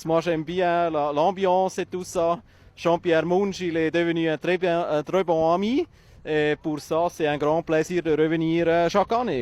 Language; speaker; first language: French; non-native, learner; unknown